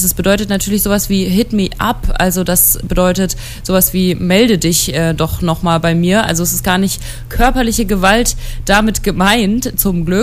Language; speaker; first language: German; native; German